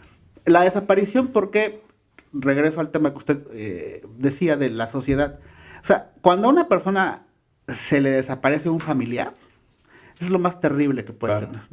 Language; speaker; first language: Spanish; native; Spanish